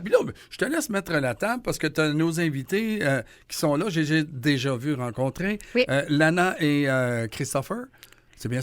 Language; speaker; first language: French; native; French